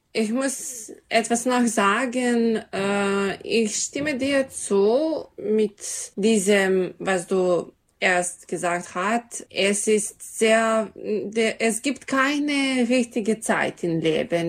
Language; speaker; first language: German; non-native, learner; Serbian